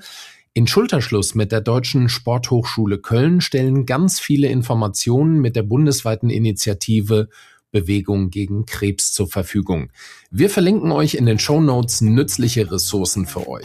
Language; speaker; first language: German; native; German